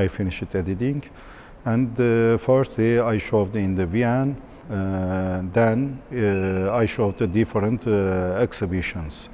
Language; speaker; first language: English; non-native, learner; Turkish